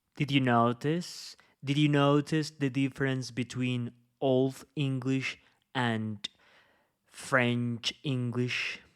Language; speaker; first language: English; non-native, fluent; Spanish